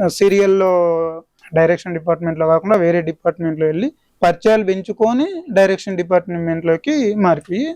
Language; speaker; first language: Telugu; native; Telugu